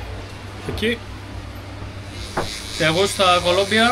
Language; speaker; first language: Spanish; non-native, learner; Greek